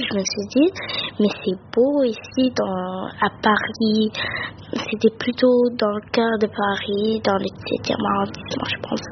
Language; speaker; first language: French; early bilingual, other home language; Arabic